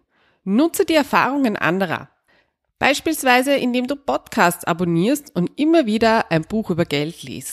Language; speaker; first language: German; native; German